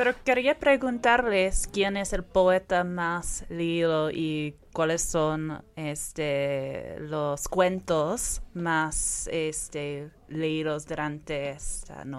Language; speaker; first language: Spanish; non-native, fluent; English